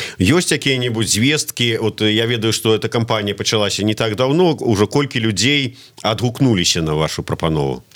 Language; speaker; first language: Belarusian; native; Belarusian